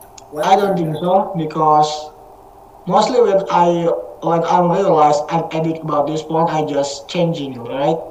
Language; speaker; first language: English; non-native, learner; Indonesian